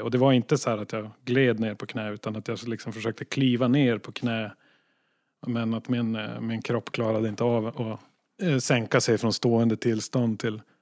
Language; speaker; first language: Swedish; native; Swedish